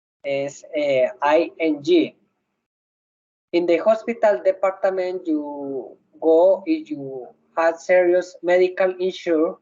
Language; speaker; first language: English; non-native, learner; Spanish